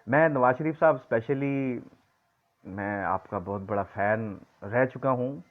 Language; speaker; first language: Urdu; non-native, local second language; Punjabi